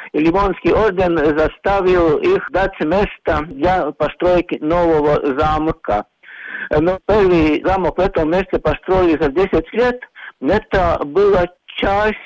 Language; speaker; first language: Russian; non-native, local second language; Latvian